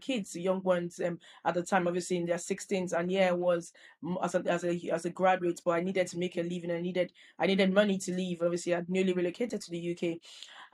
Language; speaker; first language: English; non-native, local second language; Yoruba